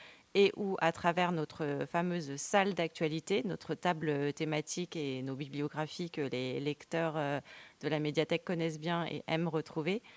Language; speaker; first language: French; native; French